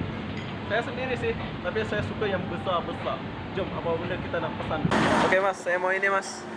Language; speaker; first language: Indonesian; non-native, local second language; Sasak